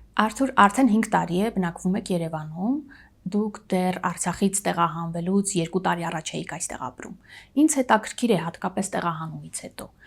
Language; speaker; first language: Armenian; native; Armenian